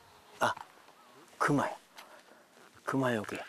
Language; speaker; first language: Japanese; native; Japanese